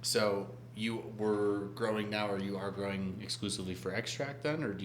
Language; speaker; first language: English; native; English